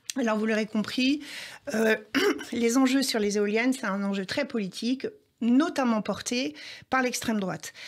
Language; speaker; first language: French; native; French